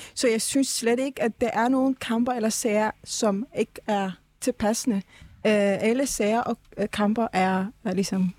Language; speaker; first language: Danish; early bilingual, other home language; Persian